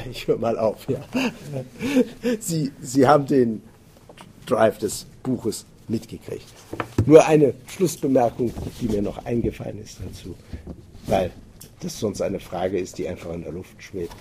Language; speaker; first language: German; native; German